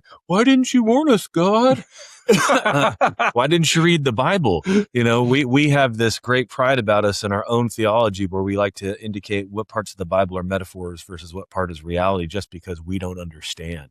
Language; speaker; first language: English; native; English